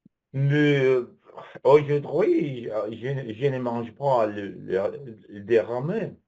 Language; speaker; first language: French; non-native, learner; English